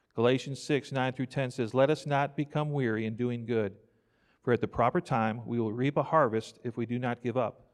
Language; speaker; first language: English; native; English